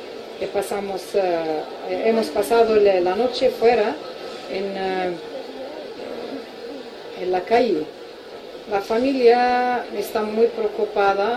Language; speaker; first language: Spanish; non-native, fluent; Arabic